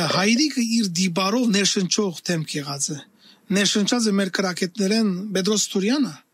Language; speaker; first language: Armenian; native; Armenian